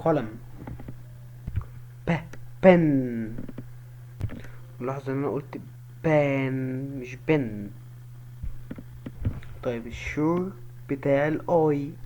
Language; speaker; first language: Arabic; native; Arabic